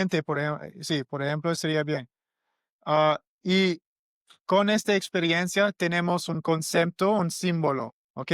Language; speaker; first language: Spanish; non-native, learner; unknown